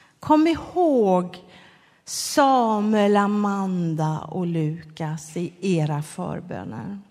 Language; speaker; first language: Swedish; native; Swedish